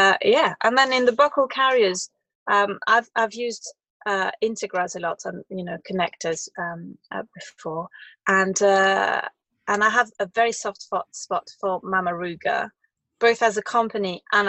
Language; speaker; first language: English; non-native, fluent; French